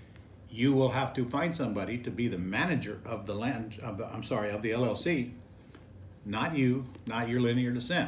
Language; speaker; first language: English; native; English